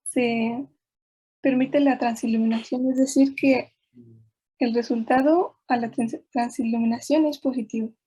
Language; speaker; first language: Spanish; native; Spanish